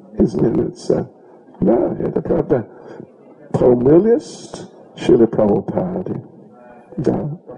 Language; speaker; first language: Russian; non-native, learner; English